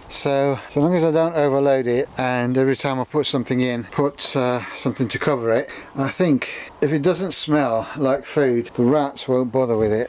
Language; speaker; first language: English; native; English